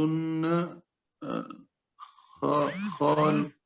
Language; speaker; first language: Arabic; non-native, learner; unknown